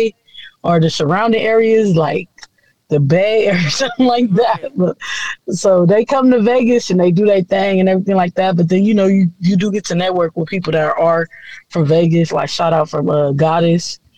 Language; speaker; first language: English; native; English